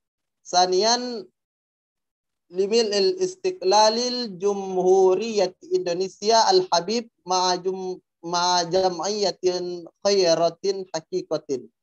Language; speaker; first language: Arabic; non-native, learner; Indonesian